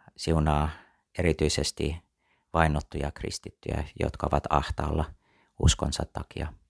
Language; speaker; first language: Finnish; early bilingual, heritage; Finnish